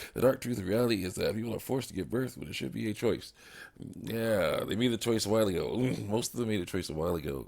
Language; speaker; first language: English; native; English